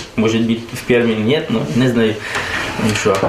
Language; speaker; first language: Russian; non-native, learner; French